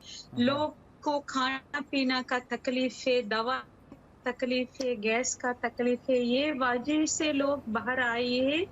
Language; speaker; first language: Hindi; non-native, learner; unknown